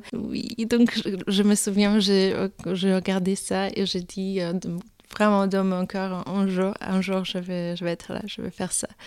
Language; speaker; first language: French; non-native, fluent; Polish